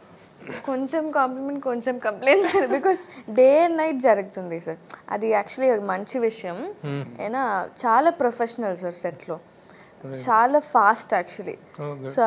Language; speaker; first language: Telugu; non-native, learner; Tamil